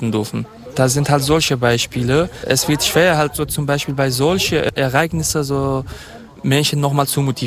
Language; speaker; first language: German; non-native, fluent; Kurdish